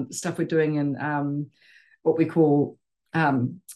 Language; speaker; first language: English; native; English